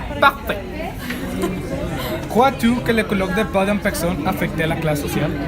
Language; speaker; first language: French; non-native, learner; Spanish